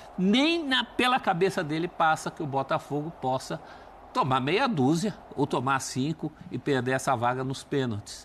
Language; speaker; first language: Portuguese; native; Portuguese